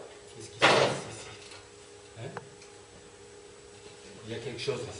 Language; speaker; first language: French; non-native, fluent; Turkish